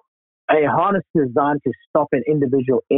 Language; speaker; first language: English; native; English